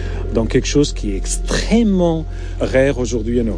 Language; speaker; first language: French; non-native, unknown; Portuguese